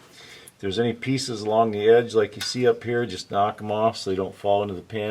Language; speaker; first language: English; native; English